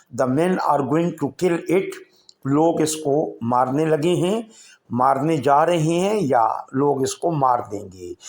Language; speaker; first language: Urdu; native; Urdu